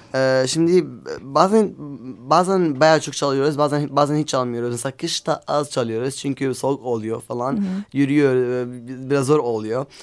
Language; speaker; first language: Turkish; non-native, learner; Arabic